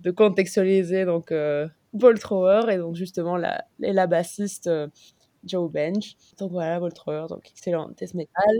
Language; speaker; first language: French; non-native, fluent; Spanish